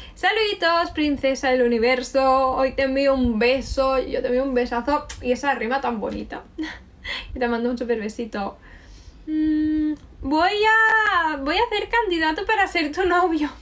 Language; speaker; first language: Spanish; native; Spanish